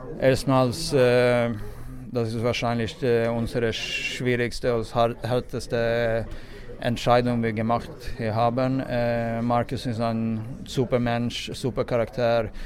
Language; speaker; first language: German; non-native, fluent; Swedish